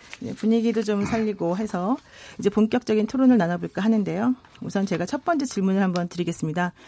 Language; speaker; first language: Korean; native; Korean